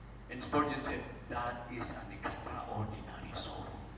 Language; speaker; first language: English; non-native, local second language; Filipino